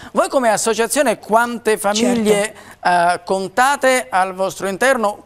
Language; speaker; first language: Italian; native; Italian